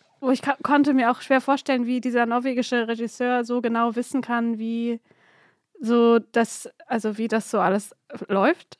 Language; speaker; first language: German; native; German